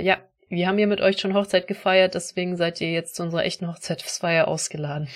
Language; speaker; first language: German; native; German